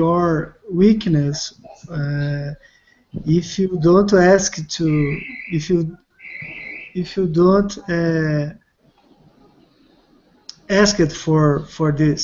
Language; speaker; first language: English; non-native, learner; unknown